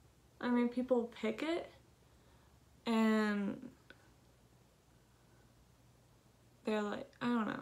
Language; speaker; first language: English; native; English